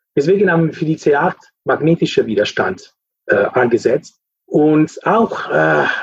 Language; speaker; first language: German; non-native, fluent; Italian